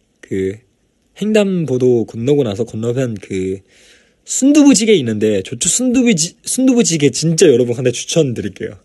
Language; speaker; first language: Korean; non-native, fluent; Chinese